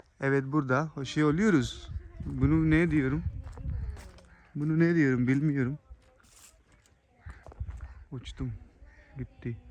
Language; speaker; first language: Turkish; non-native, learner; Punjabi